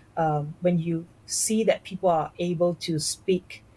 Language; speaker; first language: English; non-native, local second language; Chinese